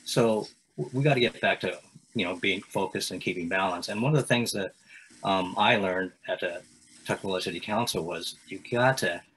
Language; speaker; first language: English; native; English